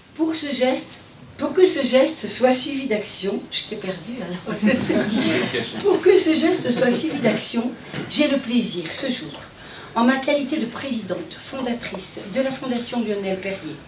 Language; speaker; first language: French; native; French